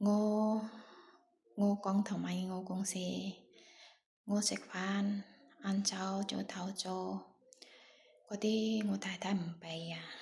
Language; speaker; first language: Cantonese; non-native, learner; Indonesian